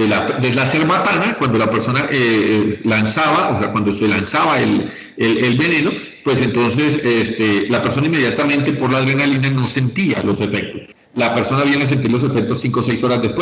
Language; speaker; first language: Spanish; native; Spanish